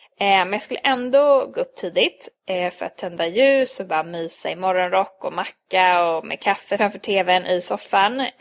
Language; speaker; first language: Swedish; early bilingual, other home language; Hungarian